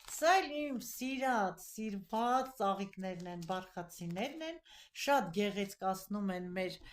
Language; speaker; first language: Armenian; native; Armenian